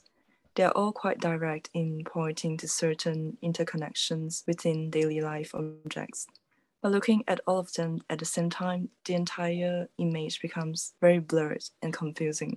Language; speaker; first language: English; non-native, local second language; Chinese